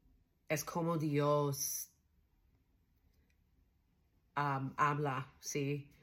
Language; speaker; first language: Spanish; non-native, learner; English